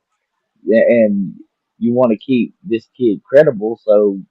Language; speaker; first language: English; native; English